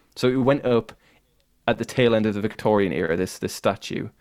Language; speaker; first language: English; native; English